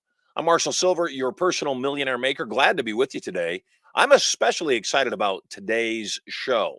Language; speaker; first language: English; native; English